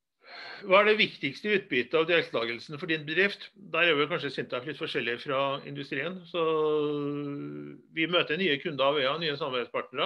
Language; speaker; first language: Norwegian; native; Norwegian